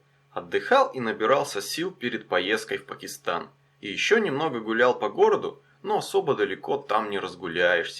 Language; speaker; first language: Russian; native; Russian